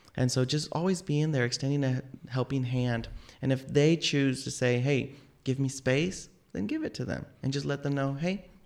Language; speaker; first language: English; native; English